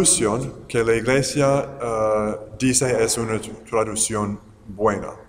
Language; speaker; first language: Spanish; non-native, fluent; English